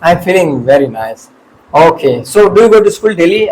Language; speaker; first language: English; non-native, fluent; Hindi